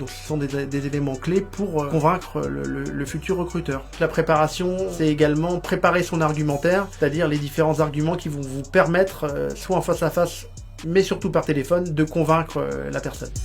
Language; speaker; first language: French; native; French